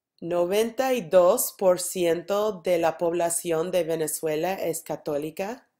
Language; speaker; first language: Spanish; non-native, learner; English